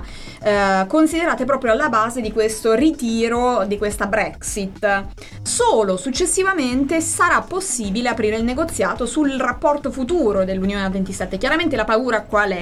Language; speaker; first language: Italian; native; Italian